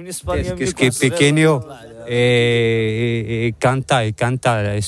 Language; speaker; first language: Spanish; non-native, learner; Arabic